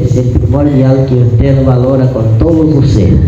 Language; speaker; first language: Spanish; native; Spanish